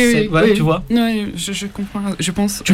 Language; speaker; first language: French; non-native, learner; Hungarian